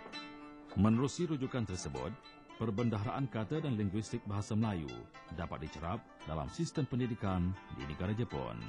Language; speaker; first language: Malay; native; Malay